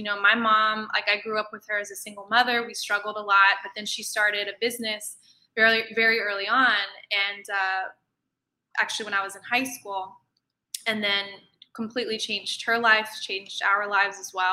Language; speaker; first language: English; native; English